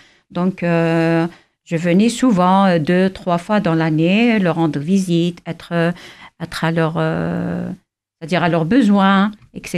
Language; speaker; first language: French; non-native, local second language; Kabyle